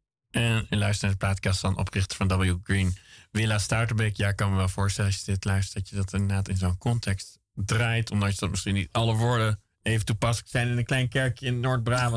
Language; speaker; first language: Dutch; native; Dutch